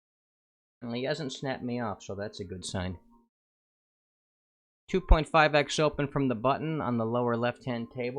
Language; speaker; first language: English; native; English